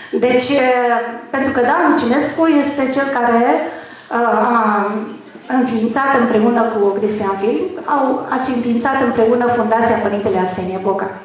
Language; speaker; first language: Romanian; native; Romanian